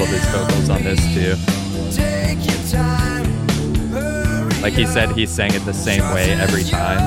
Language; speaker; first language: English; native; English